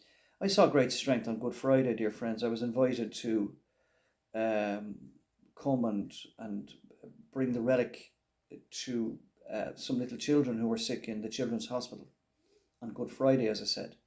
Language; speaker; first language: English; native; English